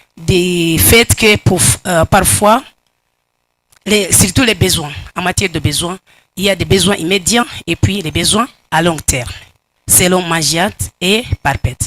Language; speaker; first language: French; non-native, fluent; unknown